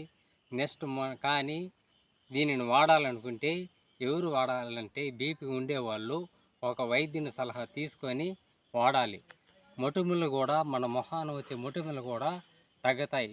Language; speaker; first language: Telugu; native; Telugu